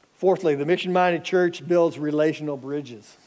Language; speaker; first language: English; native; English